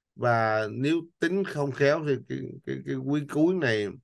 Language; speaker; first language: Vietnamese; native; Vietnamese